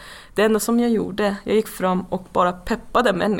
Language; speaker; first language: Swedish; non-native, fluent; Persian